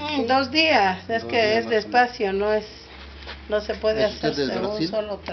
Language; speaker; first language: Spanish; native; Spanish